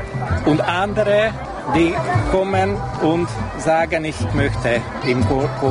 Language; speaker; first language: German; non-native, local second language; Hungarian